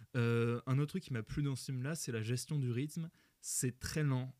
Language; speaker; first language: French; native; French